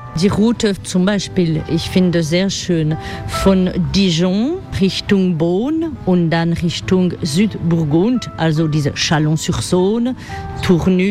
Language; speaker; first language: German; non-native, fluent; French